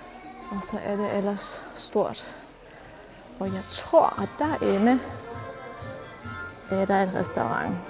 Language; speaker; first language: Danish; non-native, fluent; Polish